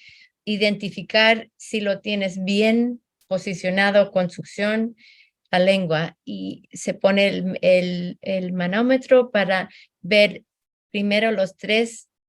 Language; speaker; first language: Spanish; early bilingual, heritage; Spanish